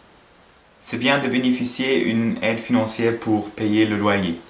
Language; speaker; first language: French; non-native, learner; German